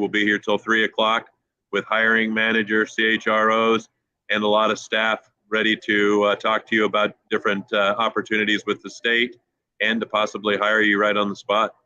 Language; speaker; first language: English; native; English